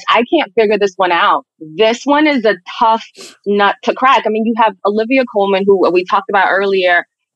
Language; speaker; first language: English; native; English